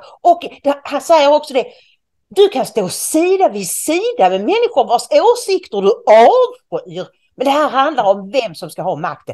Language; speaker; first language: Swedish; native; Swedish